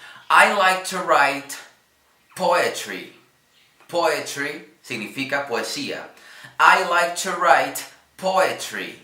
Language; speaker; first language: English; non-native, fluent; Spanish